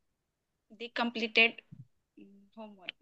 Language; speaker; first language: English; non-native, learner; Marathi